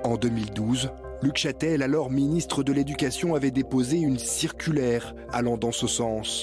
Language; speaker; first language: French; native; French